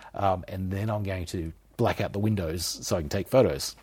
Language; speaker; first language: English; native; English